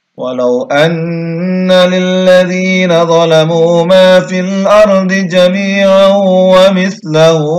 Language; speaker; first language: Arabic; non-native, learner; Indonesian